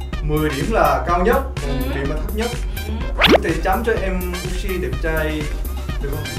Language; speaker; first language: Vietnamese; non-native, fluent; Korean